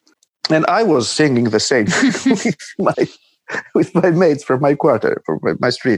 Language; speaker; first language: English; non-native, fluent; Albanian